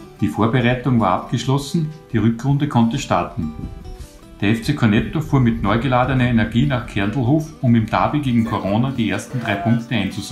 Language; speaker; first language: German; native; German